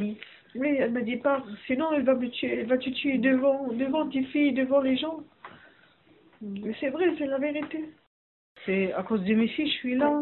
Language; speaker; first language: French; non-native, learner; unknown